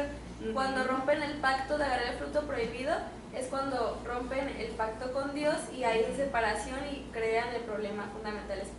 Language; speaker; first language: Spanish; native; Spanish